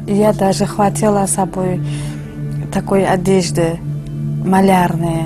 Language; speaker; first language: Russian; non-native, learner; Uzbek